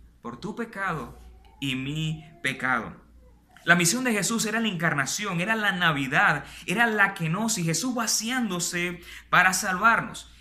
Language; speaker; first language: Spanish; native; Spanish